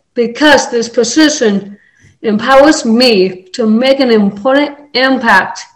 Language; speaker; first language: English; native; English